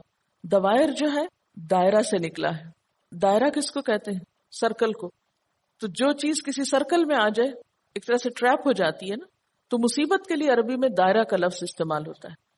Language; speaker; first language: Urdu; native; Urdu